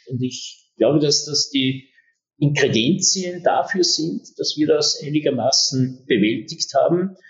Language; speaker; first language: German; native; German